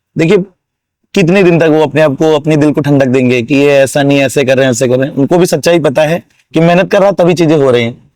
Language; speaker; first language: Hindi; native; Hindi